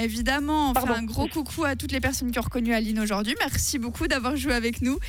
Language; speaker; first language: French; native; French